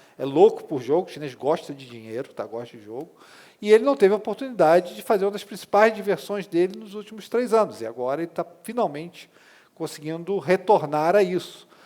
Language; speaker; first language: Portuguese; non-native, fluent; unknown